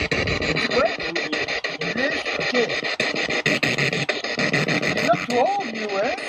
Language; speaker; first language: English; non-native, local second language; French